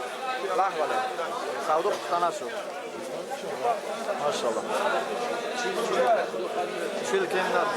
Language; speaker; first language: Arabic; non-native, learner; Tajik